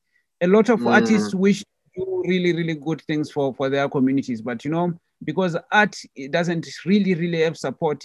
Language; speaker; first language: English; non-native, local second language; Tswana